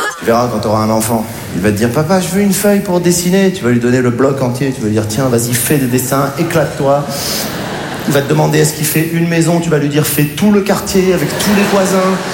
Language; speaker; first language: French; native; French